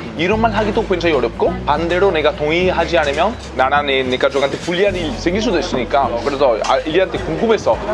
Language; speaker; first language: Korean; non-native, fluent; Italian